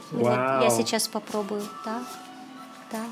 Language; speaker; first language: Russian; native; Russian